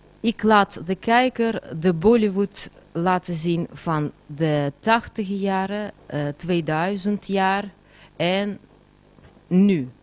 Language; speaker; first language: Dutch; non-native, fluent; Russian